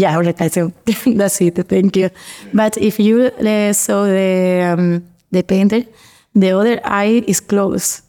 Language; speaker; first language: English; non-native, learner; Spanish